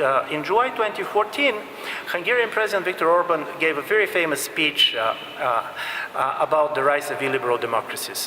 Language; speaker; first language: English; non-native, fluent; Bulgarian